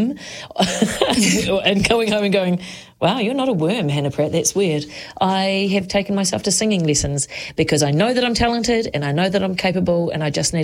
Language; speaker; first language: English; native; English